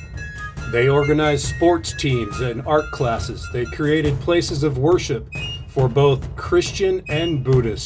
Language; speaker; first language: English; native; English